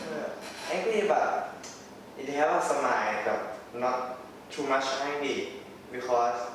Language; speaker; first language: English; non-native, learner; Thai